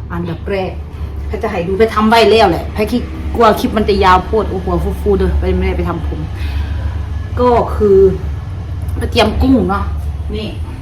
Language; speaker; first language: Thai; native; Thai